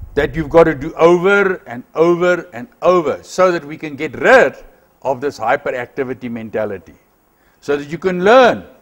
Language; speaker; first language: English; non-native, local second language; Afrikaans